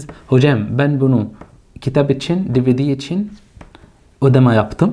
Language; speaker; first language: Turkish; non-native, fluent; Arabic